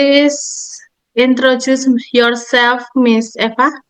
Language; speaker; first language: English; non-native, learner; Indonesian